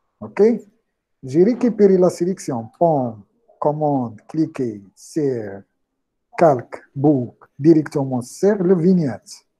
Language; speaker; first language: French; non-native, local second language; Arabic